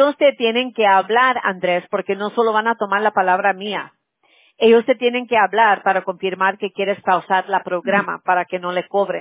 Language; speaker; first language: Spanish; early bilingual, heritage; Spanish